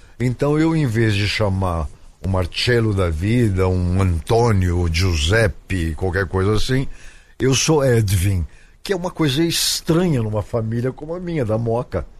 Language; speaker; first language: Portuguese; native; Portuguese